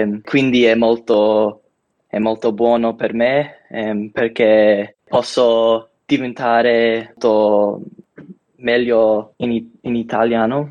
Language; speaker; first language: Italian; non-native, learner; English